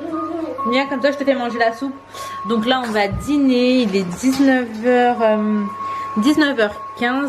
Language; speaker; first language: French; native; French